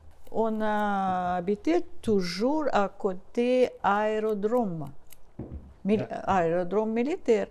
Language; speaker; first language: French; non-native, learner; Russian